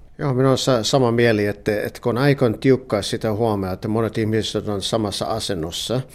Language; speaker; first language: Finnish; early bilingual, heritage; English